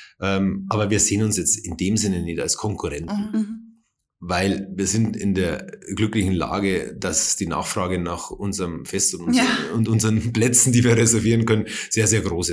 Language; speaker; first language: German; native; German